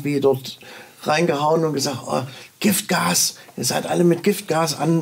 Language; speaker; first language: German; native; German